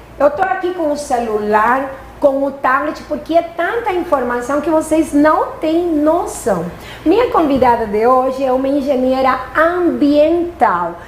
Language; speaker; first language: Portuguese; non-native, fluent; Spanish